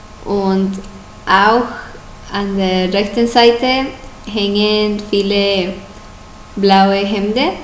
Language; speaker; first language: German; non-native, learner; Spanish